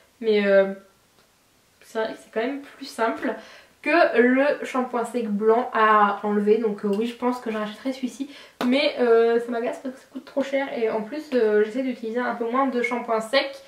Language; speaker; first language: French; native; French